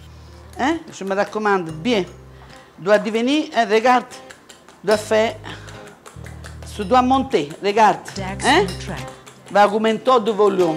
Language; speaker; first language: French; non-native, learner; Italian